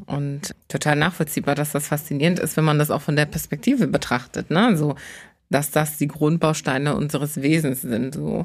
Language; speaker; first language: German; early bilingual, other home language; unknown